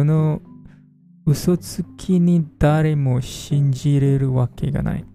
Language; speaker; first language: Japanese; non-native, fluent; English